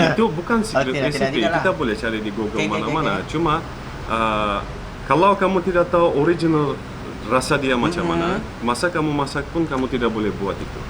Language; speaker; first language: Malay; non-native, fluent; Turkish